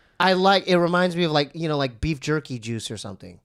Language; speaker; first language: English; early bilingual, other home language; Korean